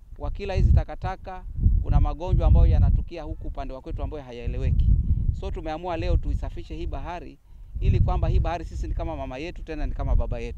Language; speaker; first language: Swahili; native; Swahili